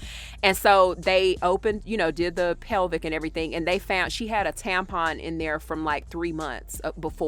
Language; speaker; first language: English; native; English